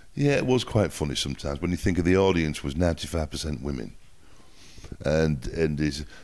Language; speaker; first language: English; native; English